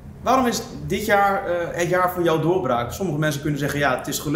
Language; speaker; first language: Dutch; native; Dutch